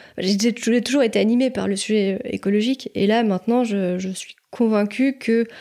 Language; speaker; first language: French; native; French